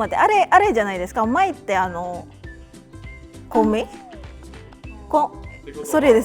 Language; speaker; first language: Japanese; non-native, fluent; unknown